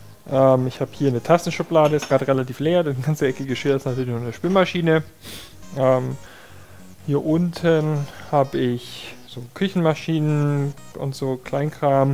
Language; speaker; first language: German; native; German